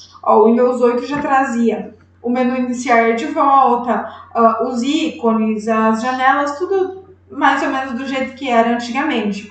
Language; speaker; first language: Portuguese; native; Portuguese